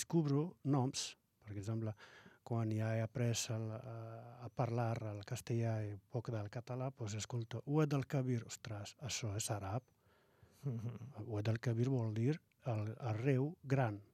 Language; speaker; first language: Catalan; non-native, fluent; Arabic